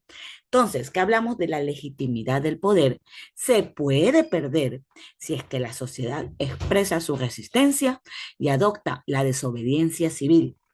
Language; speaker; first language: Spanish; native; Spanish